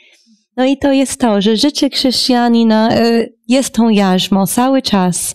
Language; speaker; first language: Polish; non-native, fluent; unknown